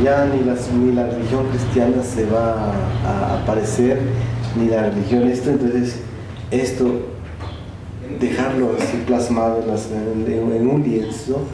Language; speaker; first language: Spanish; non-native, local second language; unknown